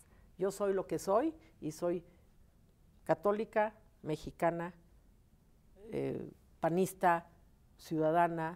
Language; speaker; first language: Spanish; native; Spanish